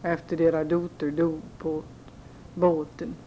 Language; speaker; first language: Swedish; early bilingual, heritage; Swedish